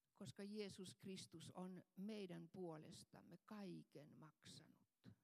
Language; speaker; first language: Finnish; non-native, fluent; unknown